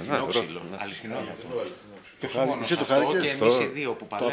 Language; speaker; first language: Greek; native; Greek